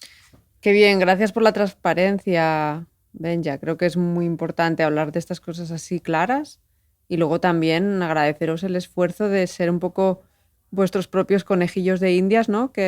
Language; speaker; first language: Spanish; native; Spanish